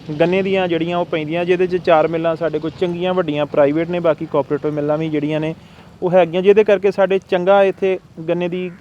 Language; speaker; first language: Punjabi; native; Punjabi